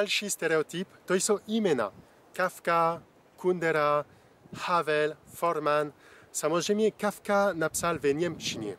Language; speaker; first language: Czech; non-native, fluent; French